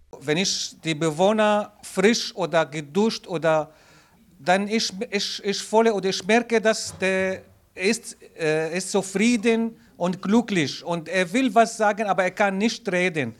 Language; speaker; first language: German; non-native, learner; Arabic